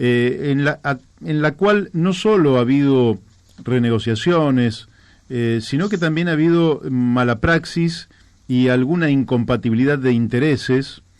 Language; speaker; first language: Spanish; native; Spanish